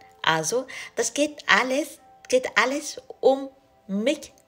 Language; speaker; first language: German; non-native, learner; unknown